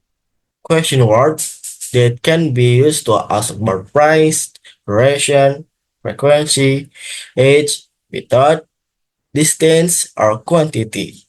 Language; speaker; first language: English; non-native, learner; Indonesian